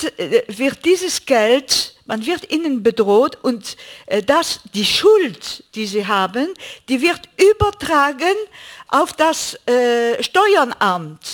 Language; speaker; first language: German; non-native, fluent; Greek